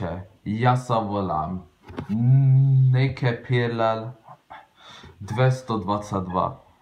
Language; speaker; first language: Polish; non-native, learner; Slovak